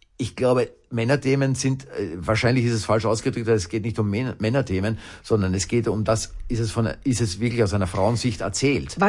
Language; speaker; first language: German; native; German